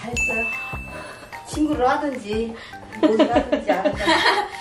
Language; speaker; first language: Korean; native; Korean